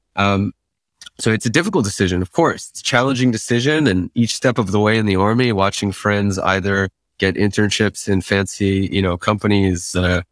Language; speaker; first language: English; native; English